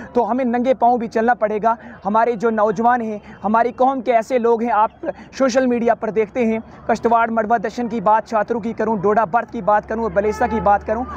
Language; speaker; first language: Hindi; native; Hindi